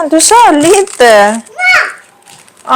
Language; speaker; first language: Swedish; non-native, learner; Filipino